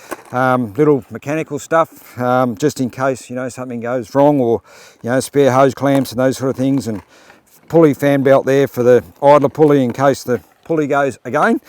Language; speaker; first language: English; native; English